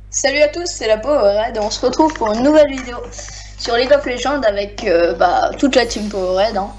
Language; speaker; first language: French; native; French